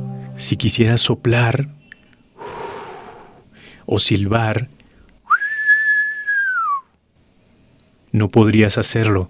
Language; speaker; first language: Spanish; native; Spanish